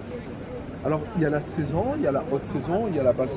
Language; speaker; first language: French; native; French